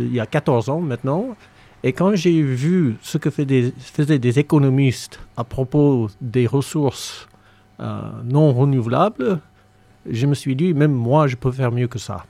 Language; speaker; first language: French; non-native, fluent; English